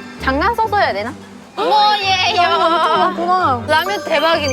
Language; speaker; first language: Korean; non-native, fluent; Chinese